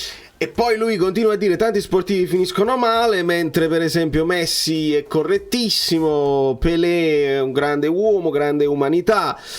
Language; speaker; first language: Italian; native; Italian